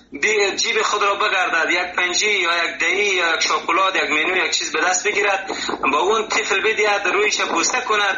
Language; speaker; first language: Persian; native; Persian